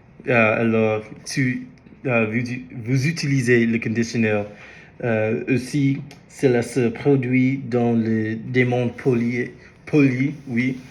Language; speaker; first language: French; non-native, learner; English